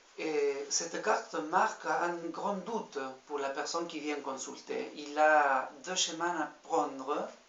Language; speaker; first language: French; non-native, fluent; Spanish